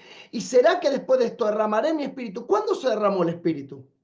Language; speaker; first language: Spanish; native; Spanish